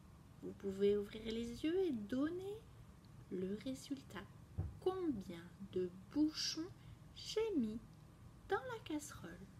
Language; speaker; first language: French; native; French